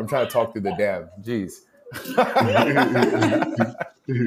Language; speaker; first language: English; native; English